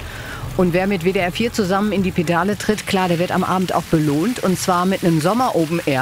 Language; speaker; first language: German; native; German